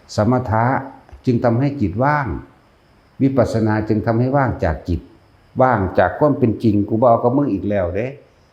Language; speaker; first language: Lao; native; Lao